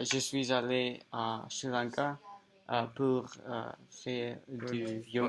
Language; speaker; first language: French; non-native, learner; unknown